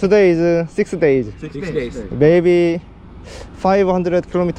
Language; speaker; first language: English; non-native, learner; Korean